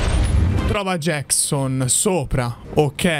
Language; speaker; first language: Italian; native; Italian